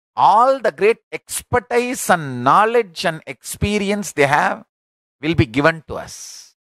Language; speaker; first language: English; non-native, local second language; Tamil